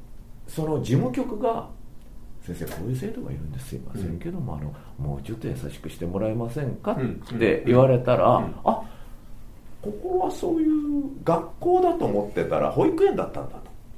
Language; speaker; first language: Japanese; native; Japanese